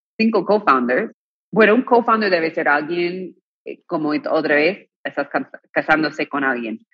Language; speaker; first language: Spanish; non-native, fluent; English